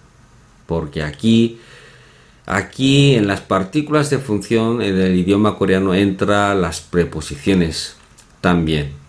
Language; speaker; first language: Spanish; non-native, fluent; Korean